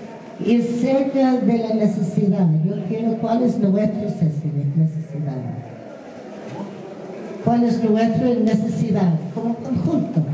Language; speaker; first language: Spanish; non-native, fluent; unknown